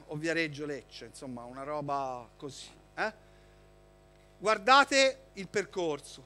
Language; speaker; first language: Italian; native; Italian